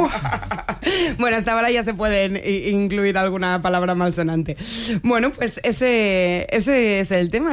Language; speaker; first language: Spanish; native; Spanish